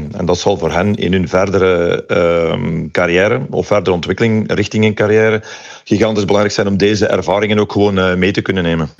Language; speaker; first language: Dutch; native; Dutch